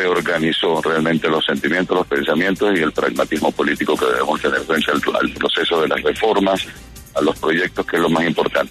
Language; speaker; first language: Spanish; native; Spanish